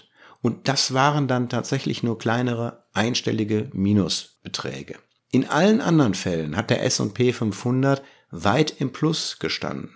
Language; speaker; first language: German; native; German